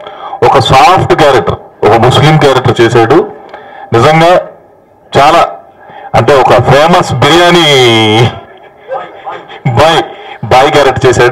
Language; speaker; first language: Telugu; native; Telugu